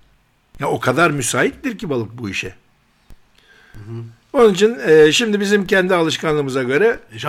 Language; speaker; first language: Turkish; native; Turkish